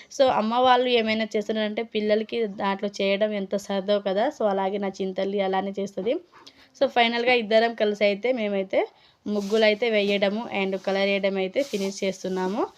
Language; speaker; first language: Telugu; non-native, local second language; Lambadi